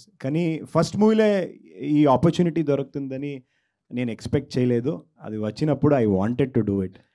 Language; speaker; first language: Telugu; non-native, learner; Kannada